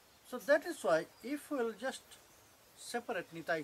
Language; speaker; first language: English; non-native, local second language; Bangla